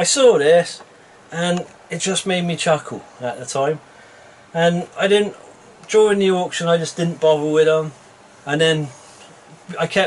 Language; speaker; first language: English; native; English